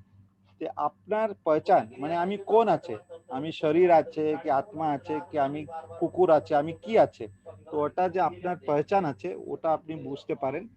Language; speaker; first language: Bangla; non-native, learner; Hindi